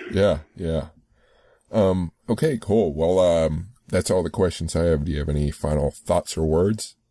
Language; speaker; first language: English; native; English